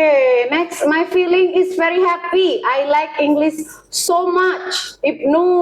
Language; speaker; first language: English; non-native, learner; Indonesian